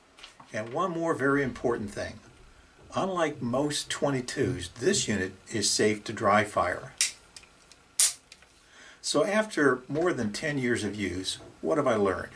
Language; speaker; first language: English; native; English